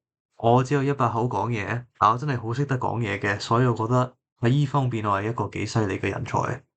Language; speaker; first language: Cantonese; early bilingual, heritage; Cantonese